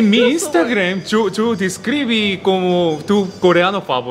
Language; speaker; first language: Spanish; non-native, learner; Korean